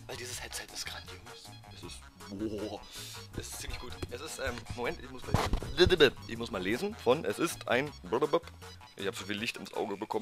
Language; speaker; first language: German; native; German